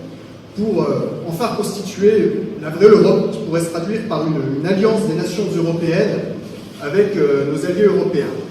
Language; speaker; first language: French; native; French